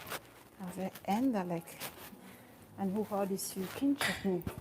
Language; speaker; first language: Dutch; non-native, learner; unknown